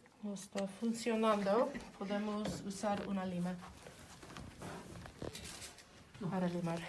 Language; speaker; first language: Spanish; non-native, learner; English